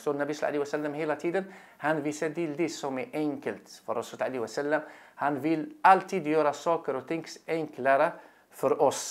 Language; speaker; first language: Swedish; non-native, fluent; Arabic